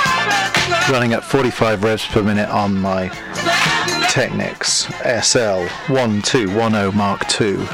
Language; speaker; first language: English; native; English